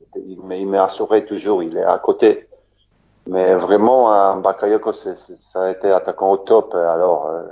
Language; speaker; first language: French; non-native, fluent; Polish